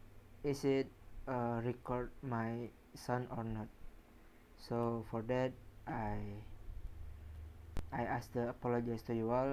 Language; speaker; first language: English; non-native, learner; Indonesian